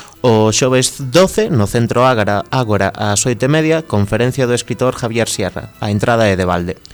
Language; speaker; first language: Galician; native; Galician